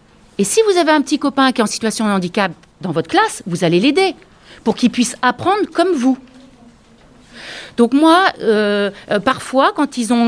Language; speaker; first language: French; native; French